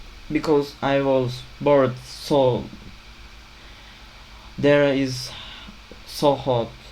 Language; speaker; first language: English; non-native, learner; Turkish